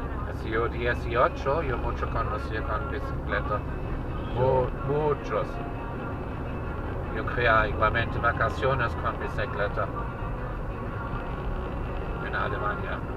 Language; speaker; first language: Spanish; non-native, learner; German